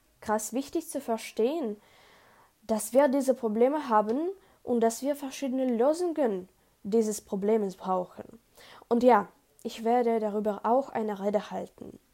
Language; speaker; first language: German; non-native, learner; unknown